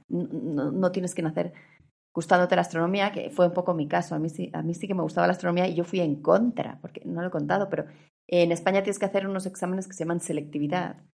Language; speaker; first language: Spanish; native; Spanish